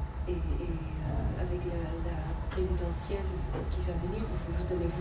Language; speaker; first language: French; non-native, fluent; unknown